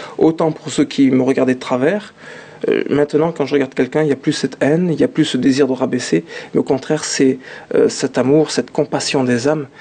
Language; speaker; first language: French; early bilingual, other home language; Arabic